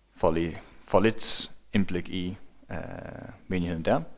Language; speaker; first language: Danish; non-native, local second language; Faroese